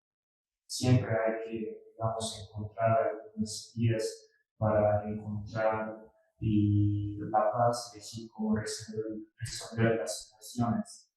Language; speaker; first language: Spanish; non-native, fluent; Russian